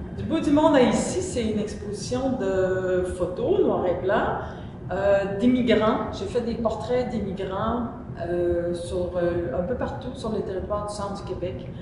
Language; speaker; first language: French; native; French